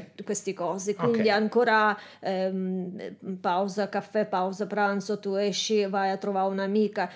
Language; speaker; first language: Italian; non-native, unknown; Russian